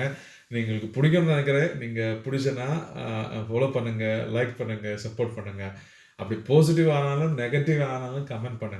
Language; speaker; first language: Tamil; non-native, learner; Malayalam